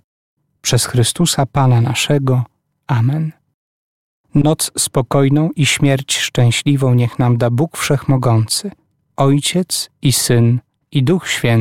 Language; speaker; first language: Polish; native; Polish